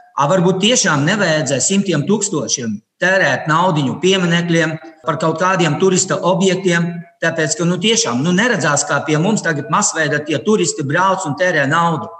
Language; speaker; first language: Latvian; non-native, local second language; Russian